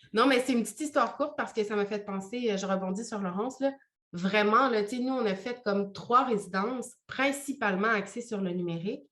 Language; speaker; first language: French; native; French